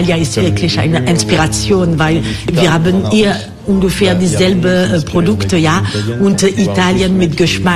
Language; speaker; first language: German; non-native, fluent; French